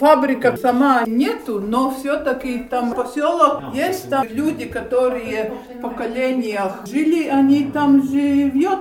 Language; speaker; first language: Russian; non-native, local second language; Latvian